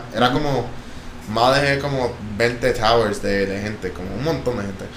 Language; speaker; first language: Spanish; early bilingual, heritage; Spanish